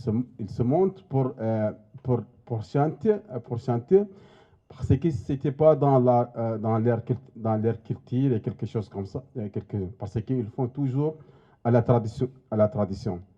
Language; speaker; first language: French; non-native, local second language; Arabic